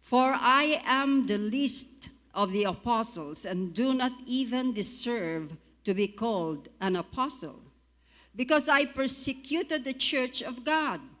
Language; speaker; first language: English; non-native, local second language; Filipino